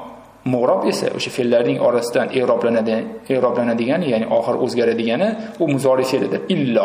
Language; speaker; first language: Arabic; non-native, fluent; Uzbek